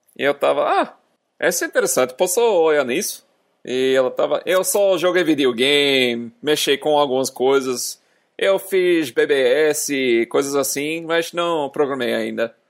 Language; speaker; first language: Portuguese; non-native, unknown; English